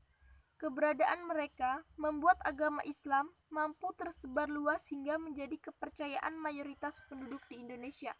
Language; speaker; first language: Indonesian; native; Indonesian